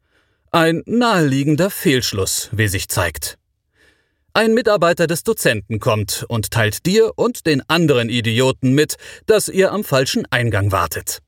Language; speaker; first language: German; native; German